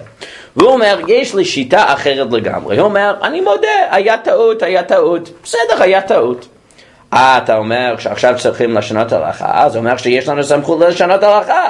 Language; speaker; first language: Hebrew; non-native, fluent; English